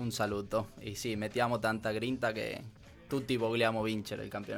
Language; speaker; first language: Italian; non-native, learner; Spanish